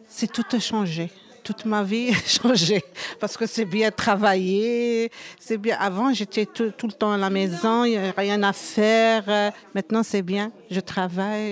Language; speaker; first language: French; non-native, learner; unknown